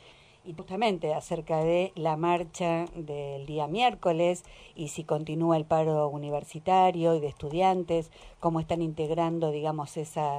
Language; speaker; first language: Spanish; native; Spanish